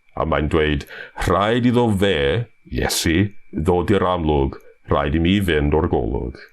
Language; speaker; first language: Welsh; non-native, fluent; English